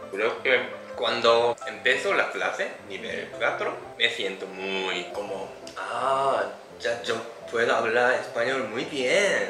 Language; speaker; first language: Spanish; non-native, learner; Japanese